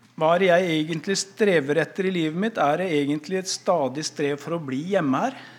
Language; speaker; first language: Norwegian; native; Norwegian